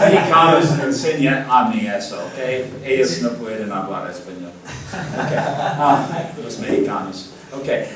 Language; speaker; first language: Spanish; non-native, learner; English